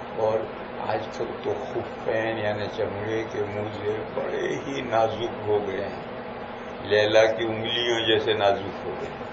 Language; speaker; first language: Urdu; non-native, local second language; Gujarati